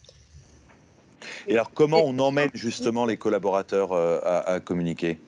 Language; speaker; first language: French; native; French